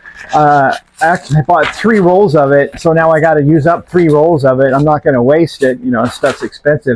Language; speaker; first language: English; native; English